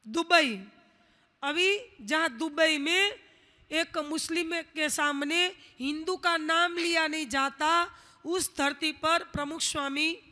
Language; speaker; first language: Hindi; non-native, local second language; Gujarati